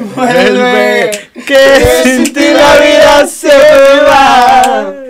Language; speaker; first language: Spanish; native; Spanish